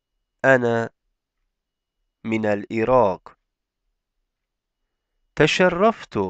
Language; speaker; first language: Arabic; non-native, fluent; Turkish